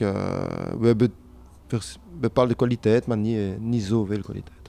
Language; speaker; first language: Dutch; non-native, local second language; French